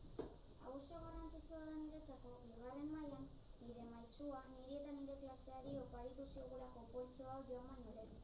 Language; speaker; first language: Basque; non-native, local second language; Spanish